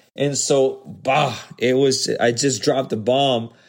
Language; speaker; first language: English; early bilingual, other home language; Spanish